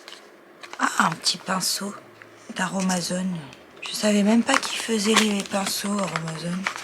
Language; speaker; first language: French; native; French